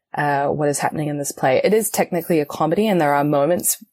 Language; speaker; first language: English; native; English